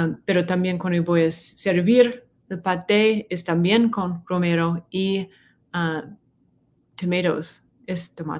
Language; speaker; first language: Spanish; non-native, learner; English